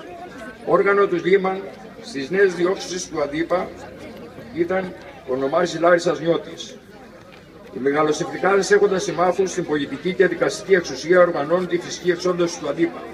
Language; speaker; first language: Greek; native; Greek